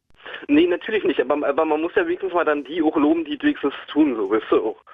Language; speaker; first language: German; native; German